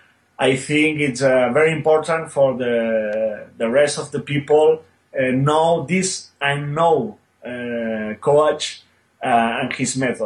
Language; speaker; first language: English; non-native, learner; Spanish